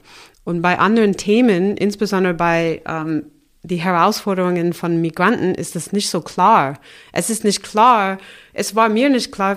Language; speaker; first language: German; non-native, fluent; English